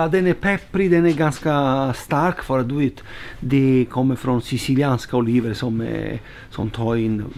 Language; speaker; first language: Swedish; non-native, fluent; Italian